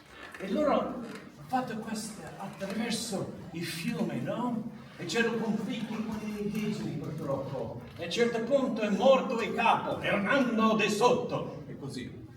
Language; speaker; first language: Italian; non-native, learner; English